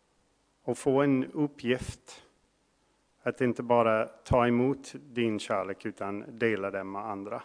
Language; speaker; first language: Swedish; non-native, fluent; English